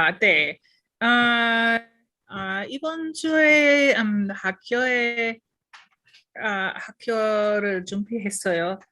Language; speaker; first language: Korean; non-native, learner; English